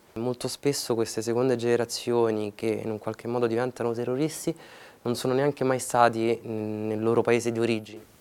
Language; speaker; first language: Italian; early bilingual, other home language; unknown